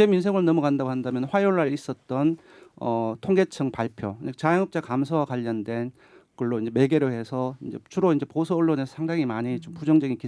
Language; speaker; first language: Korean; native; Korean